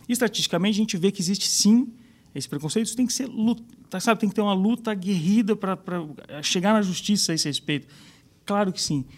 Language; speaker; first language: Portuguese; native; Portuguese